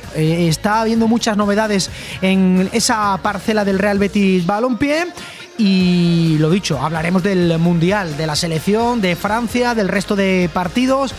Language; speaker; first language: Spanish; native; Spanish